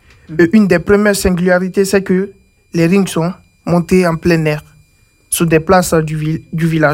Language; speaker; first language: French; native; French